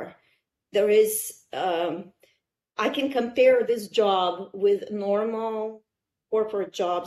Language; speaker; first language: English; non-native, fluent; Russian